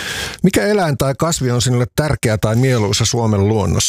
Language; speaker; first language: Finnish; native; Finnish